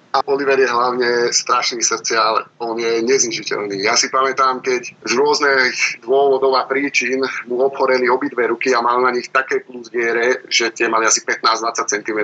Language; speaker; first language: Slovak; native; Slovak